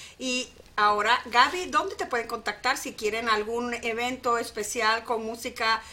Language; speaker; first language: Spanish; native; Spanish